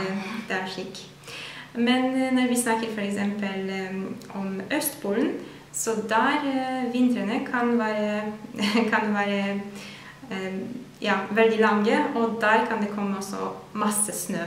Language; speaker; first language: Norwegian; non-native, fluent; Polish